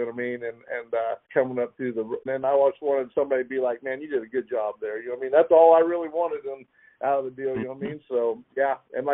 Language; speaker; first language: English; native; English